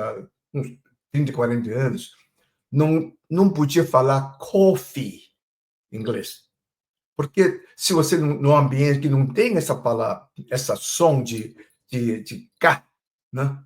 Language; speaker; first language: Portuguese; non-native, fluent; Chinese